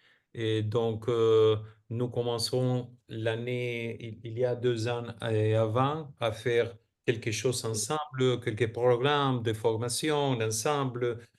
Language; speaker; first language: French; non-native, fluent; Spanish